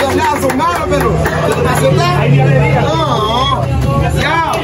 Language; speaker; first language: Spanish; non-native, learner; Haitian Creole